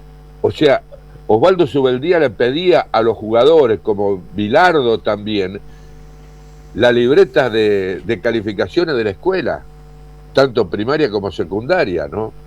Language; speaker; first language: Spanish; native; Spanish